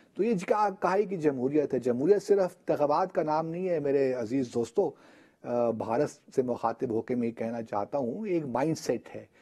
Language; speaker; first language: Urdu; native; Urdu